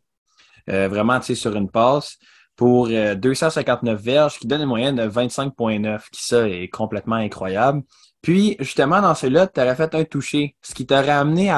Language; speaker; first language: French; native; French